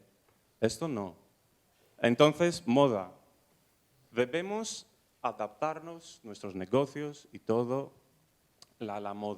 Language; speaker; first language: Spanish; non-native, fluent; Greek